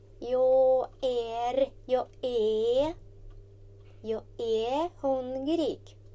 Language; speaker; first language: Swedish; non-native, fluent; Ukrainian